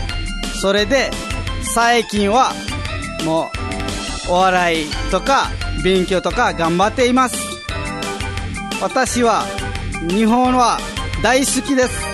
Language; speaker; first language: Japanese; non-native, fluent; Nepali